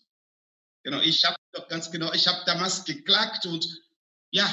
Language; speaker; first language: German; non-native, fluent; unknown